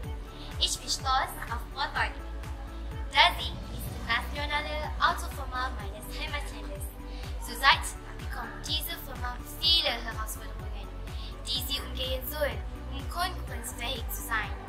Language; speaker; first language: German; non-native, learner; Malay